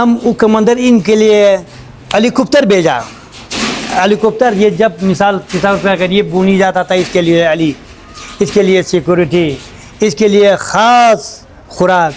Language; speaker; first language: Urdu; non-native, fluent; Persian